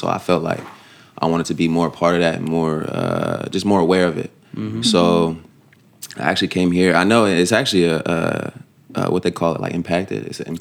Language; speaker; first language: English; native; English